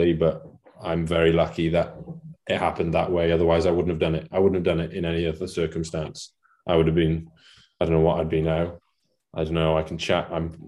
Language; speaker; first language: English; non-native, local second language; Welsh